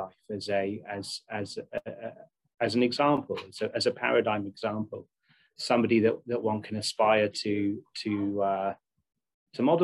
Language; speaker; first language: English; native; English